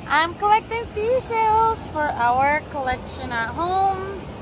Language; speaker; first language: English; early bilingual, other home language; Spanish